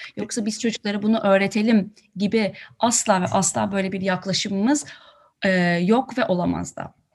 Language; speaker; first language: Turkish; native; Turkish